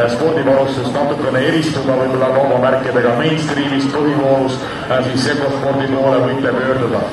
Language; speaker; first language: Estonian; native; Estonian